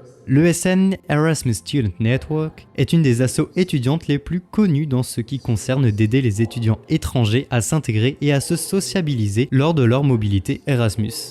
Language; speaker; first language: French; native; French